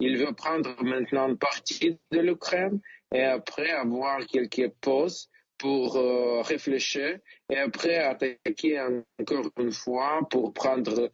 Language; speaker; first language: French; non-native, learner; Ukrainian